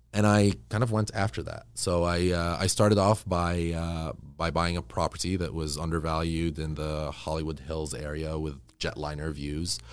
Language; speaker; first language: English; early bilingual, other home language; Arabic